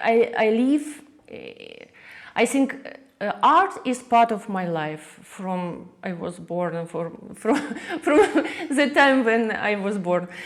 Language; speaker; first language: English; non-native, learner; Russian